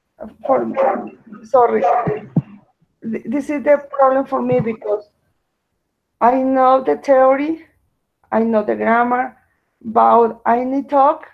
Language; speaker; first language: English; non-native, learner; Spanish